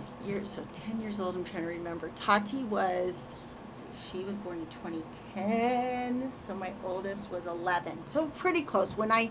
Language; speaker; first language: English; native; English